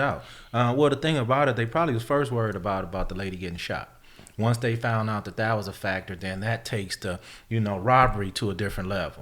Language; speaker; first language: English; native; English